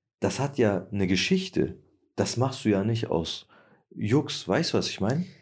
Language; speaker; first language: German; early bilingual, other home language; Turkish